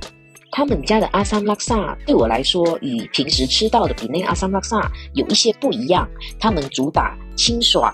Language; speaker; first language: Chinese; native; Chinese